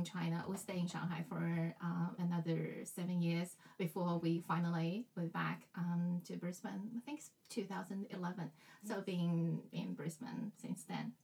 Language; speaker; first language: English; non-native, fluent; Chinese